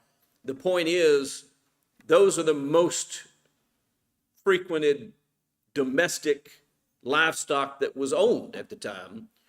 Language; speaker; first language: English; native; English